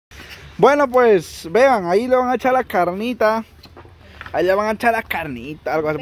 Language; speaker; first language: Spanish; native; Spanish